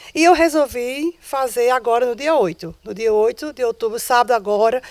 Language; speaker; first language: Portuguese; native; Portuguese